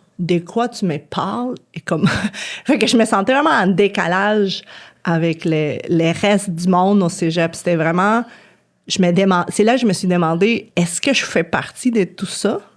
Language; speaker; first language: French; non-native, fluent; Spanish